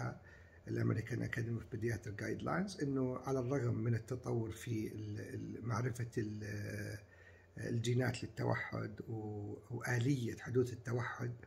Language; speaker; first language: Arabic; native; Arabic